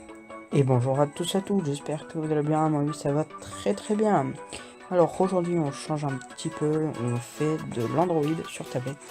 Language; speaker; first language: French; native; French